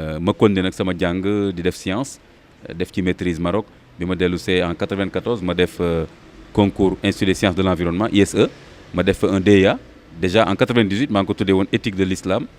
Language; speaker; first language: Wolof; native; Wolof